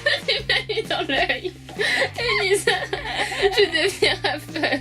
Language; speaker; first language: French; native; French